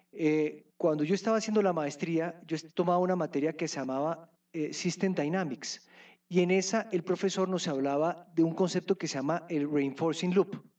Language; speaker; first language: Spanish; native; Spanish